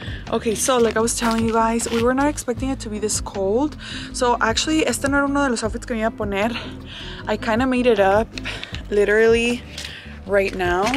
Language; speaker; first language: English; early bilingual, other home language; Spanish